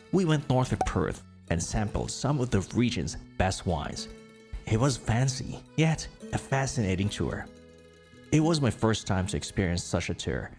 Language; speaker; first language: English; non-native, local second language; Cebuano